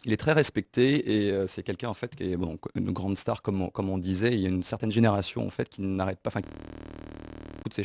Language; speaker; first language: French; native; French